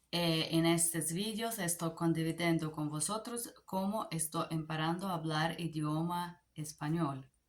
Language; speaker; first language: Spanish; non-native, learner; Bulgarian